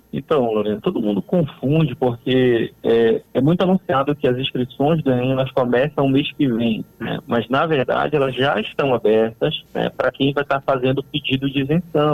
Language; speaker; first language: Portuguese; native; Portuguese